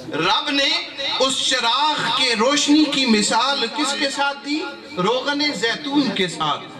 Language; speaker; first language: Urdu; non-native, local second language; Punjabi